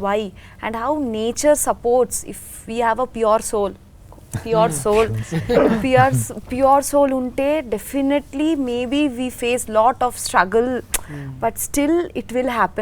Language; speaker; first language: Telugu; non-native, learner; Bangla